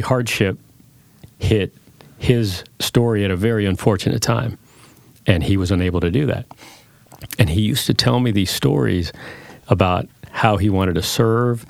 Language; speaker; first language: English; early bilingual, other home language; Spanish